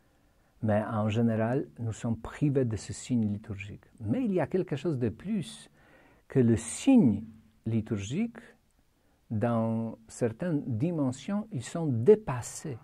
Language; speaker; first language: French; non-native, fluent; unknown